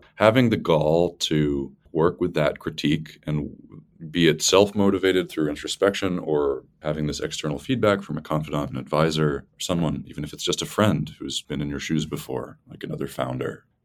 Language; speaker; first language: English; native; English